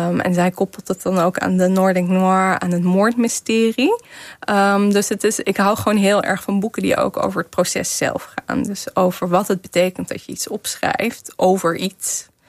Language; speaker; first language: Dutch; non-native, fluent; Kazakh